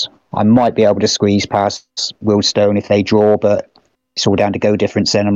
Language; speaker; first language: English; native; English